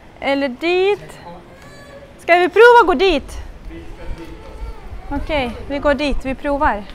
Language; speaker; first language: Swedish; non-native, fluent; Russian